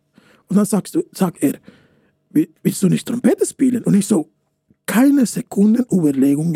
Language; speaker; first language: German; non-native, fluent; Spanish